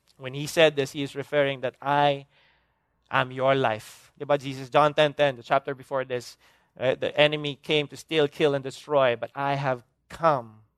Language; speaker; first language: English; non-native, local second language; Hiligaynon